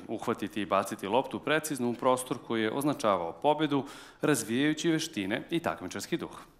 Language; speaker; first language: Serbian; native; Serbian